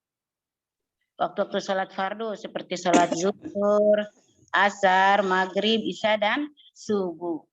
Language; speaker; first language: Indonesian; native; Indonesian